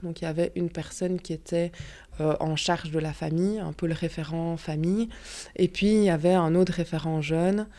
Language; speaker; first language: French; native; French